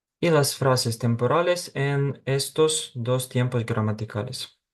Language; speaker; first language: Spanish; non-native, fluent; Ukrainian